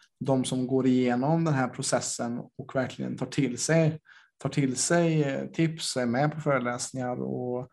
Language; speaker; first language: Swedish; native; Swedish